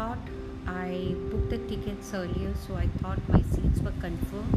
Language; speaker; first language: English; non-native, local second language; Malayalam